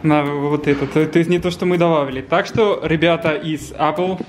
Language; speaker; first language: Russian; native; Russian